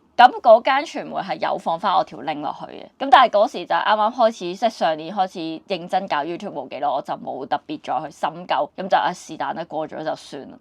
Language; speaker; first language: Cantonese; native; Cantonese